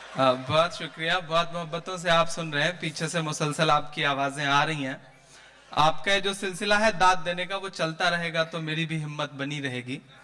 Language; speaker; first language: Hindi; native; Hindi